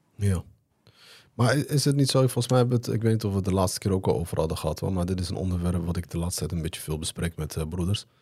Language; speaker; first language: Dutch; early bilingual, other home language; Arabic